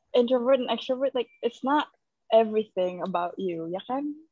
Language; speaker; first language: English; early bilingual, other home language; Indonesian